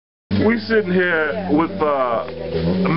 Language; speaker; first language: English; native; English